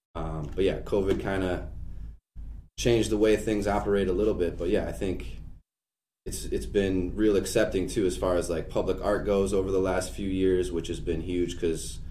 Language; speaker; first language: English; native; English